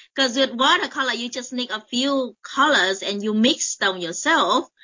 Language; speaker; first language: English; non-native, fluent; Vietnamese